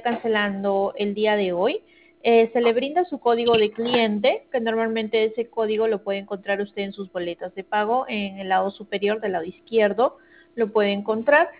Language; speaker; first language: Spanish; native; Spanish